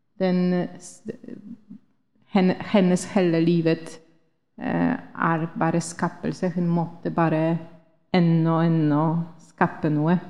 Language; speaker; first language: Norwegian; non-native, fluent; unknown